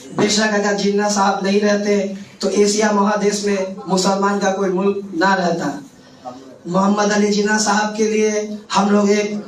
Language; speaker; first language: Urdu; native; Urdu